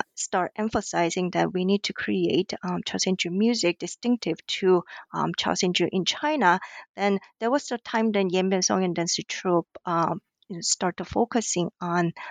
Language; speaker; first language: English; non-native, fluent; Korean